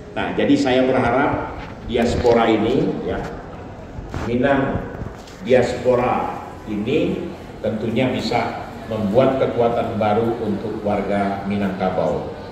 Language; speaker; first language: Indonesian; non-native, local second language; Minangkabau